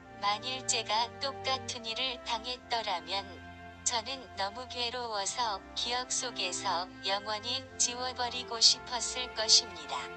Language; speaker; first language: Korean; non-native, fluent; Japanese